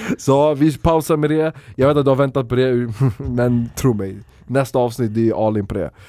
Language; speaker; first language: Swedish; early bilingual, other home language; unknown